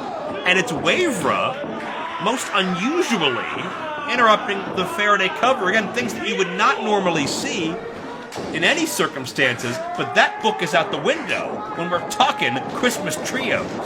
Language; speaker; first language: English; native; English